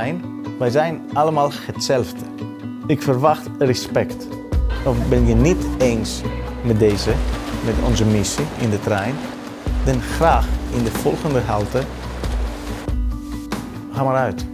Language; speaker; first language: Dutch; non-native, fluent; Greek